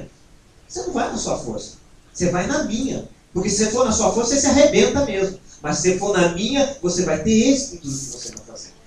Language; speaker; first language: Portuguese; native; Portuguese